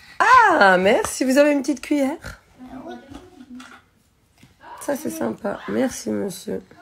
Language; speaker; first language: French; native; French